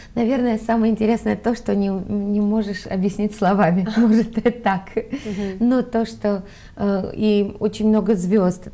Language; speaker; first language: Russian; non-native, local second language; Armenian